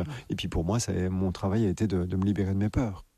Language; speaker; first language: French; native; French